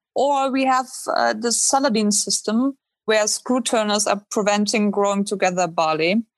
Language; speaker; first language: English; non-native, fluent; German